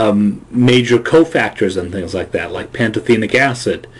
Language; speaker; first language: English; native; English